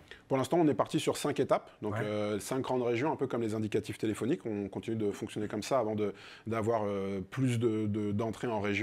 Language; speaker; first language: French; native; French